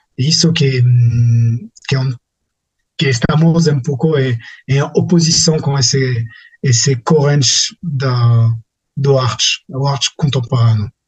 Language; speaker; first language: Portuguese; non-native, fluent; French